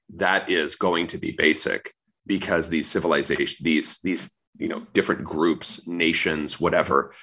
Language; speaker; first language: English; native; English